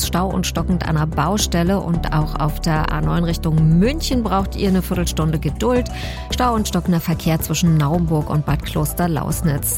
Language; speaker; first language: German; native; German